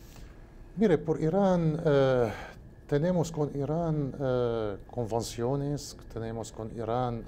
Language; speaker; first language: Spanish; non-native, learner; Arabic